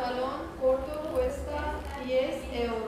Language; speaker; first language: Spanish; non-native, learner; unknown